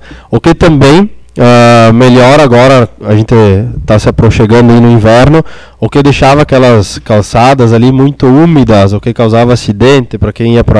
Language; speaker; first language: Portuguese; native; Portuguese